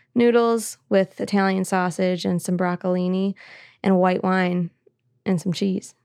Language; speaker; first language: English; early bilingual, other home language; Italian